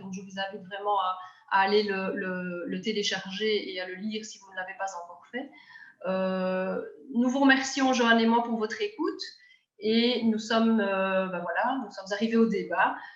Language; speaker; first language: French; native; French